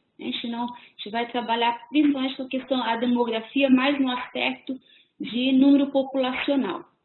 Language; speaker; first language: Portuguese; native; Portuguese